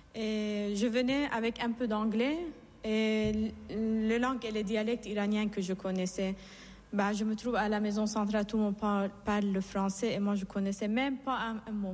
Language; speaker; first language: French; non-native, fluent; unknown